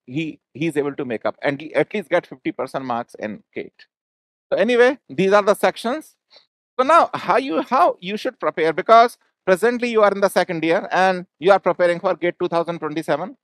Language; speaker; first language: English; non-native, local second language; Hindi